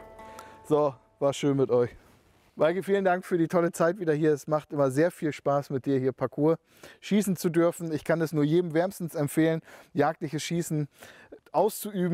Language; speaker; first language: German; native; German